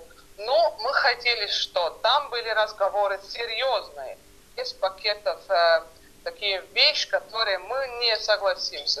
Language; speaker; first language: Russian; non-native, fluent; Estonian